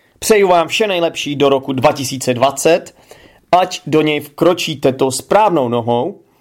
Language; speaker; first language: Czech; native; Czech